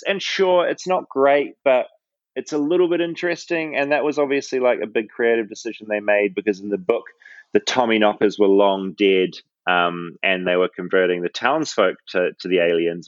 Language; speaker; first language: English; native; English